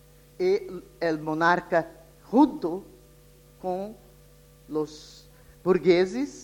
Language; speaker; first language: Spanish; non-native, fluent; Portuguese